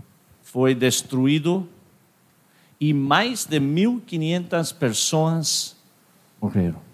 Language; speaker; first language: Portuguese; non-native, fluent; English